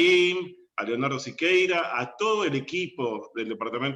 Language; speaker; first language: Spanish; native; Spanish